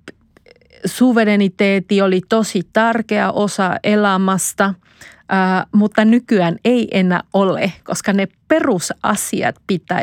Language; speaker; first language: Finnish; non-native, fluent; Spanish